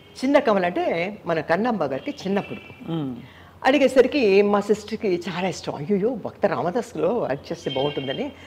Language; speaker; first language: Telugu; native; Telugu